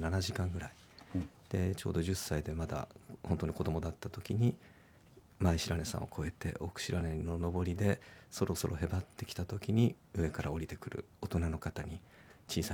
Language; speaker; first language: Japanese; native; Japanese